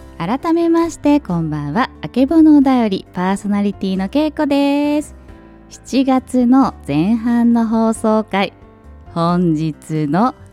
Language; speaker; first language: Japanese; native; Japanese